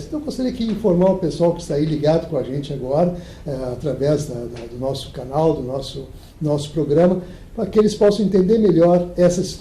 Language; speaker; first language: Portuguese; native; Portuguese